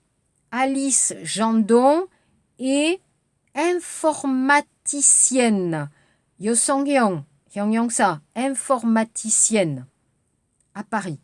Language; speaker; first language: French; native; French